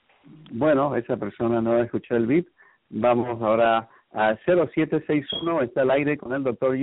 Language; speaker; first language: Spanish; native; Spanish